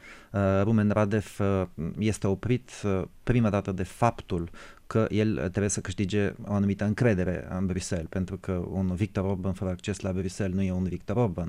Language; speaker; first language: Romanian; non-native, fluent; Bulgarian